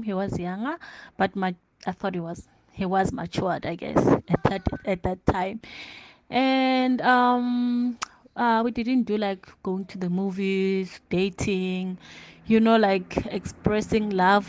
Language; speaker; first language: English; non-native, local second language; Tsonga